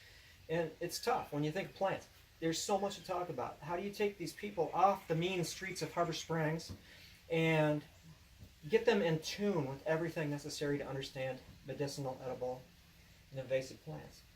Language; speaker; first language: English; native; English